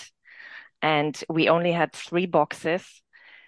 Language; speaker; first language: English; non-native, fluent; German